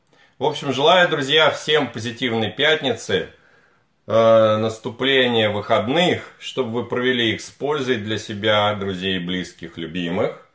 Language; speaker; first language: Russian; native; Russian